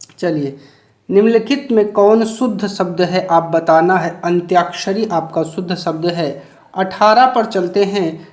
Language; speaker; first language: Hindi; native; Hindi